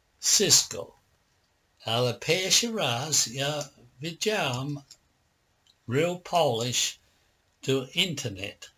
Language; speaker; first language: Polish; non-native, learner; English